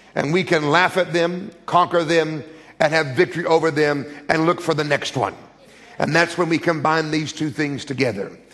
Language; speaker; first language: English; native; English